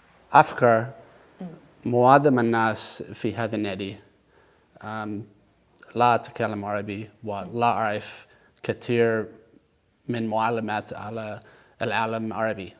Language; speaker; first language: Arabic; non-native, learner; English